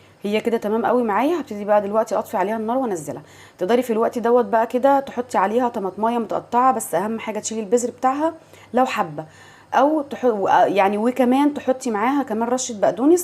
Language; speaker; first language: Arabic; native; Arabic